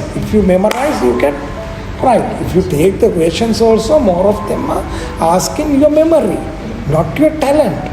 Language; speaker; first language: English; non-native, local second language; Sinhala